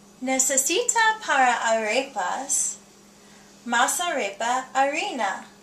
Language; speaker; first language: Spanish; non-native, learner; English